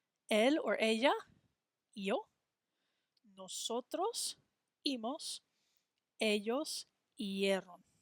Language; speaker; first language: Spanish; non-native, fluent; English